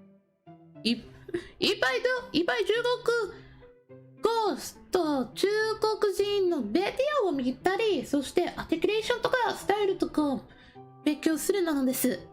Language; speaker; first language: Japanese; non-native, learner; English